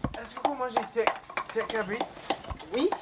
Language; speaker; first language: French; non-native, learner; English